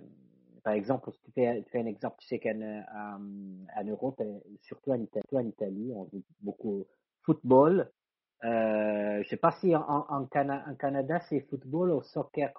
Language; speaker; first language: French; non-native, fluent; Italian